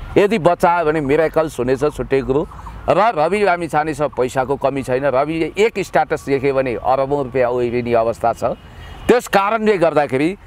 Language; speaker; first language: Nepali; native; Nepali